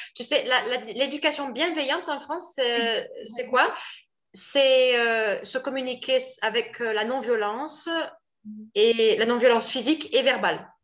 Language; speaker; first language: French; native; French